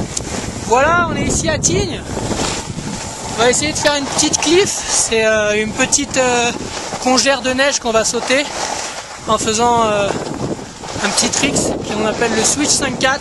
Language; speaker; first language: French; native; French